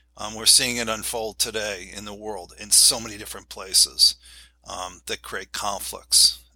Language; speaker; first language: English; native; English